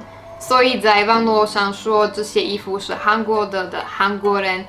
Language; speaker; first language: Chinese; non-native, fluent; Slovak